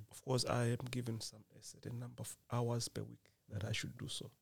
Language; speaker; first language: English; non-native, local second language; Nyanja